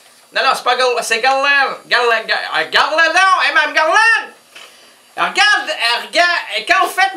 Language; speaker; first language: French; native; French